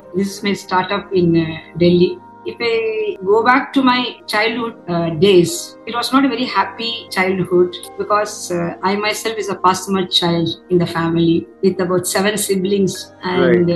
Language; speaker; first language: English; non-native, local second language; Tamil